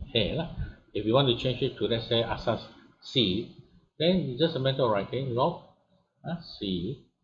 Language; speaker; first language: English; non-native, local second language; Malay